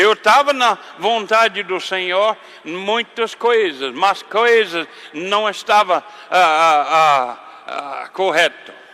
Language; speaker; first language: Portuguese; non-native, fluent; English